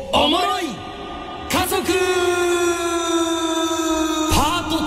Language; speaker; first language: Japanese; native; Japanese